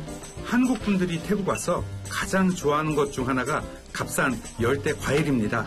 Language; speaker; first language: Korean; native; Korean